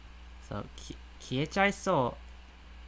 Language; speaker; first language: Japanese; non-native, fluent; English